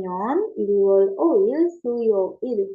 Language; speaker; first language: Korean; non-native, fluent; Indonesian